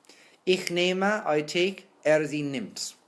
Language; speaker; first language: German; non-native, fluent; English